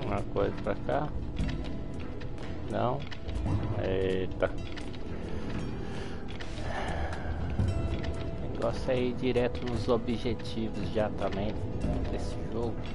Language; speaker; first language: Portuguese; native; Portuguese